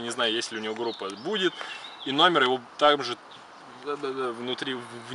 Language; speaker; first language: Russian; native; Russian